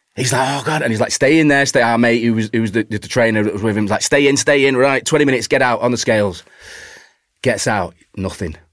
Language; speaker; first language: English; native; English